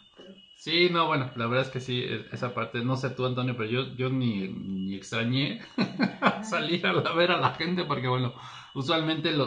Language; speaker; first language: Spanish; native; Spanish